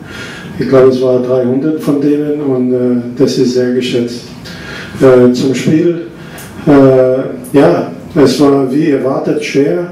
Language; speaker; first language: German; non-native, fluent; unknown